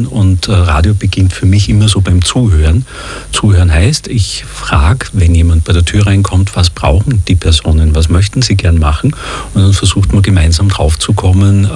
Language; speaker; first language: German; native; German